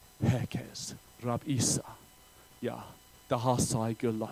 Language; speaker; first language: Turkish; non-native, fluent; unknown